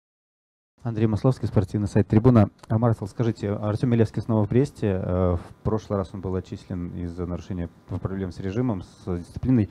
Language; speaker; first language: Russian; native; Russian